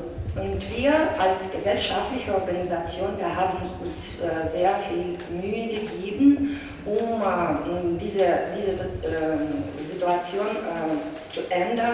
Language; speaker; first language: German; non-native, fluent; Russian